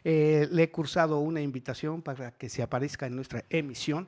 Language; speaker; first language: Spanish; native; Spanish